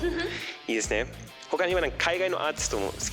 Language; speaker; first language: Japanese; non-native, fluent; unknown